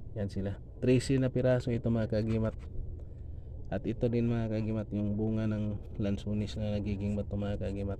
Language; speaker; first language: Filipino; non-native, local second language; Cebuano